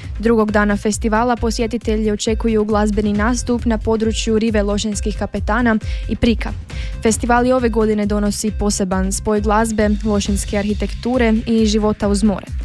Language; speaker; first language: Croatian; native; Croatian